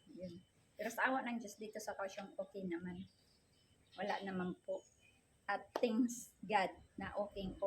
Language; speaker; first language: Filipino; non-native, local second language; Cebuano